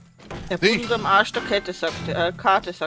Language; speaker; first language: German; native; German